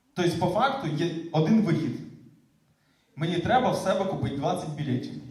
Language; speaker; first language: Ukrainian; native; Ukrainian